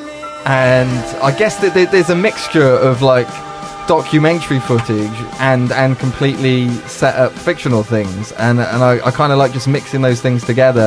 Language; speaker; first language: English; native; English